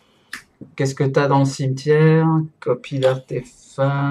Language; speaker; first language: French; native; French